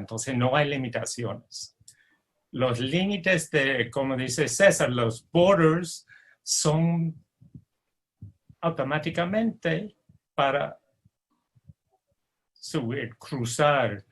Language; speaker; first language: Spanish; non-native, fluent; English